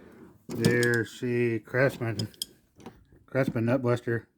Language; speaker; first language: English; native; English